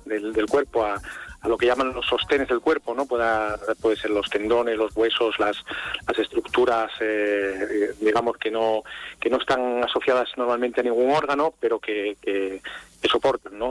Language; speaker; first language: Spanish; native; Spanish